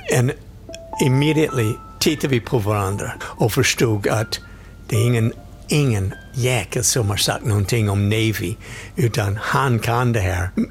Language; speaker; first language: Swedish; non-native, fluent; English